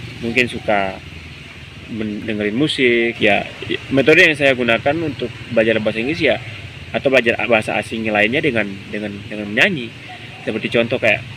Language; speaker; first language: Indonesian; non-native, local second language; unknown